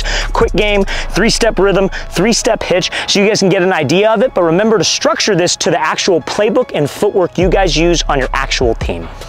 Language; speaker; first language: English; native; English